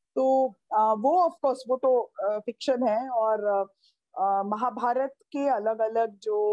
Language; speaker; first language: Hindi; native; Hindi